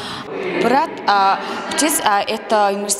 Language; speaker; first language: Russian; non-native, learner; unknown